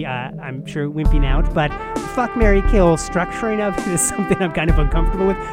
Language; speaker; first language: English; native; English